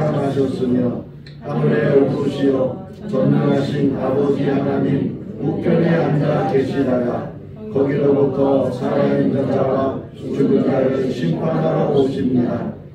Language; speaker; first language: Korean; native; Korean